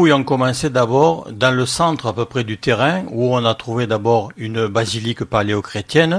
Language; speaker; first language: French; native; French